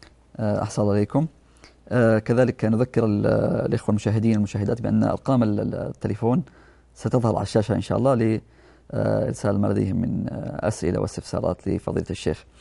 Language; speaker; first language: Arabic; native; Arabic